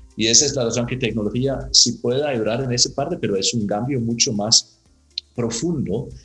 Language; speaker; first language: Spanish; non-native, learner; Danish